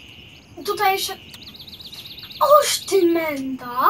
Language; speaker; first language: Polish; early bilingual, heritage; Polish